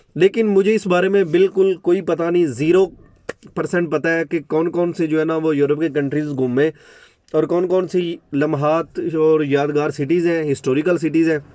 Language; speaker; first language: Urdu; non-native, local second language; Punjabi